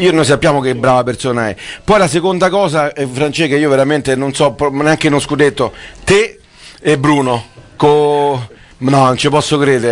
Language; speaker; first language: Italian; native; Italian